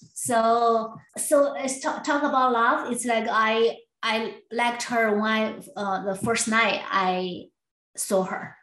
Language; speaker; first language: English; non-native, learner; Chinese